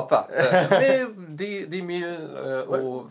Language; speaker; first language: French; non-native, learner; Polish